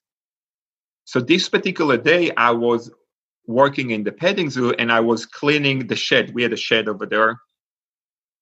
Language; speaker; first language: English; non-native, fluent; Hebrew